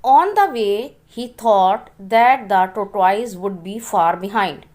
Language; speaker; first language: English; non-native, local second language; Urdu